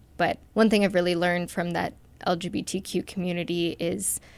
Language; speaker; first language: English; native; English